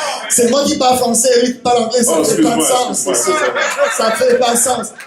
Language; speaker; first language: French; non-native, fluent; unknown